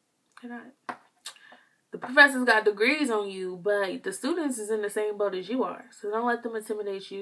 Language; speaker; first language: English; native; English